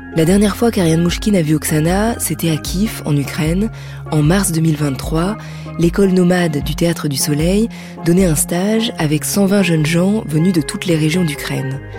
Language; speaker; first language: French; native; French